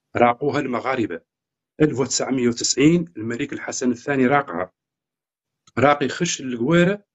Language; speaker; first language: Arabic; native; Arabic